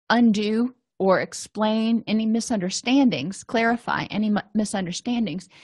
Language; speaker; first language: English; native; English